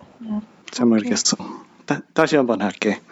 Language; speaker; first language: Korean; non-native, learner; English